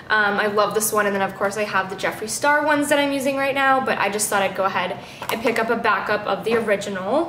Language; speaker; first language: English; native; English